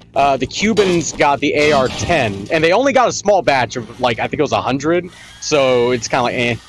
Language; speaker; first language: English; native; English